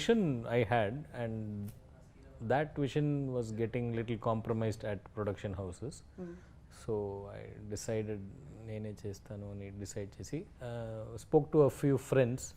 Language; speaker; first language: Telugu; non-native, learner; Tamil